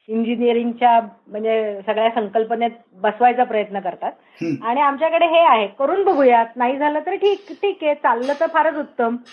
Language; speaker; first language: Marathi; native; Marathi